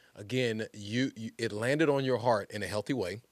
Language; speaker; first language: English; native; English